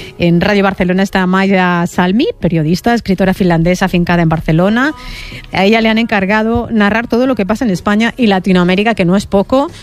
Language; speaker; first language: Spanish; native; Spanish